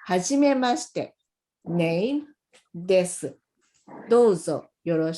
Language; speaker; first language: Japanese; non-native, fluent; English